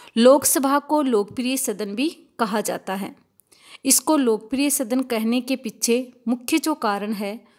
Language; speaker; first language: Hindi; native; Hindi